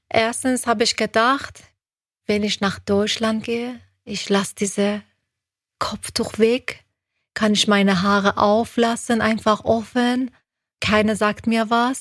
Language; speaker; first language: German; non-native, fluent; Persian